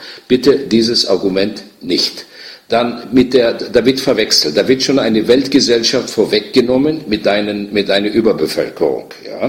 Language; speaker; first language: German; native; German